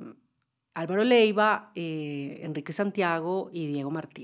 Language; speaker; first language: Spanish; native; Spanish